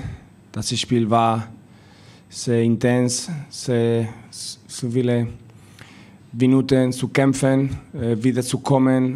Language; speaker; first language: German; non-native, learner; Spanish